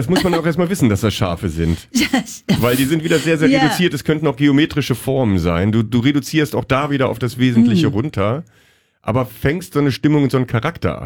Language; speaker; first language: German; native; German